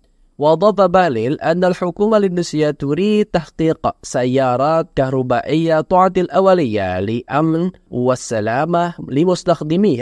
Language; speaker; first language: Arabic; non-native, fluent; Indonesian